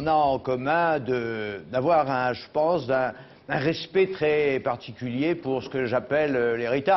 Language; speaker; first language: French; native; French